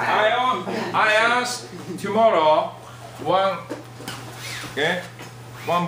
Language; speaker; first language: English; non-native, learner; Japanese